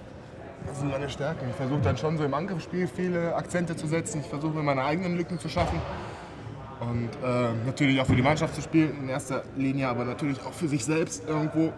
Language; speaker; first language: German; native; German